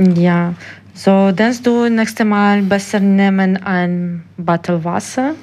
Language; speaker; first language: German; non-native, learner; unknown